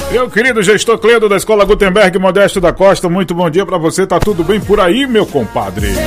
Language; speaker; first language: Portuguese; native; Portuguese